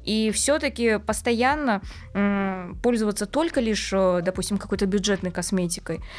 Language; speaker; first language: Russian; native; Russian